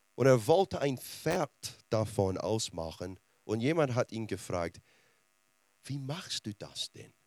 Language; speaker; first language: German; non-native, fluent; English